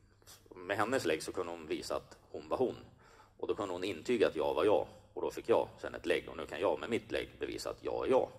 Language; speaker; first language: Swedish; native; Swedish